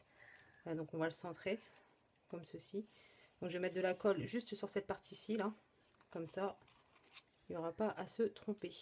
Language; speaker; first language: French; native; French